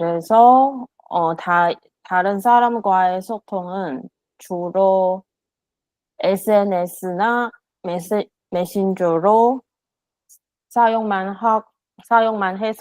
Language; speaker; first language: Korean; non-native, learner; Chinese